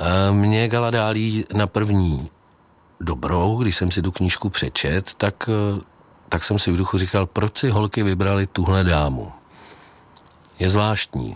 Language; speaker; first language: Czech; native; Czech